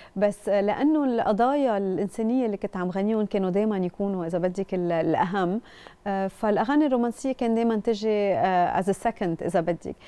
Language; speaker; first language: Arabic; native; Arabic